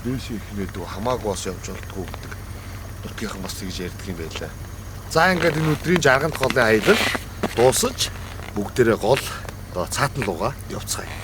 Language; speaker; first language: Mongolian; native; Mongolian